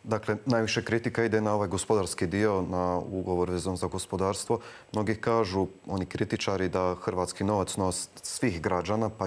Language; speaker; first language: Croatian; native; Croatian